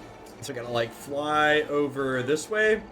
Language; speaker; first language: English; native; English